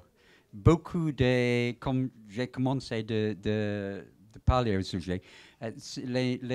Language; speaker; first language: French; non-native, fluent; English